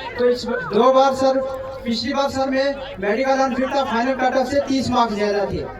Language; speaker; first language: Hindi; non-native, local second language; Punjabi